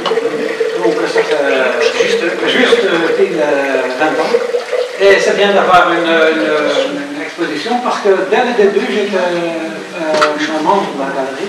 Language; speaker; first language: French; non-native, fluent; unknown